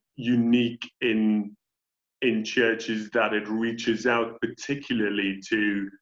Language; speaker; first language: English; native; English